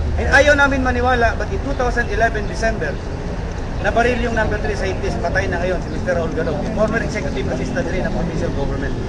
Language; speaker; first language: Filipino; non-native, local second language; Cebuano